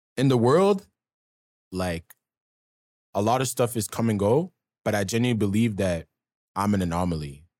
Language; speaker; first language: English; native; English